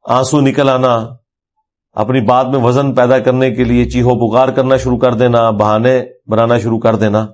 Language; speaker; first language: Urdu; non-native, local second language; Punjabi